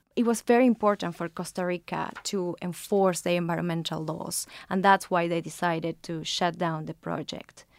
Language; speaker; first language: English; non-native, fluent; Spanish